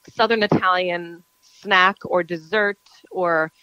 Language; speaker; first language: English; native; English